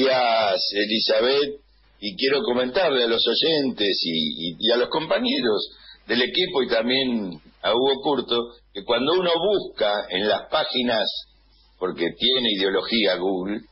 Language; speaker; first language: Spanish; native; Spanish